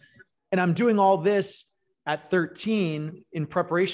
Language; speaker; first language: English; native; English